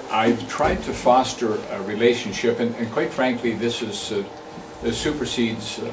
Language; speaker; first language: English; native; English